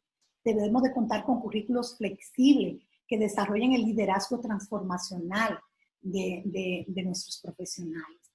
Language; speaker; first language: Spanish; native; Spanish